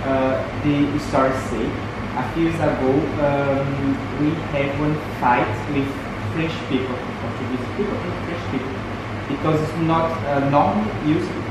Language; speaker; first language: English; non-native, learner; Portuguese